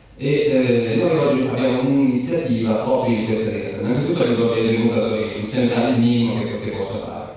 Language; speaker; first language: Italian; native; Italian